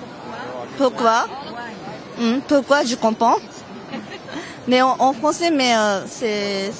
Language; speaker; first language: French; non-native, fluent; Japanese